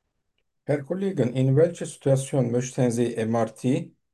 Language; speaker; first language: German; non-native, learner; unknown